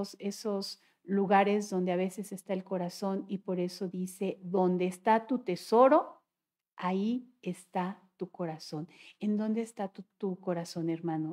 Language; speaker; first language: Spanish; native; Spanish